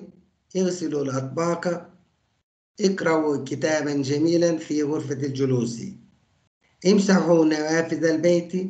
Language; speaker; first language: Arabic; non-native, fluent; Turkish